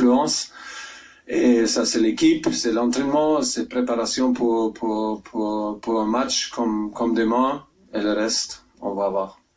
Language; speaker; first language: French; non-native, fluent; German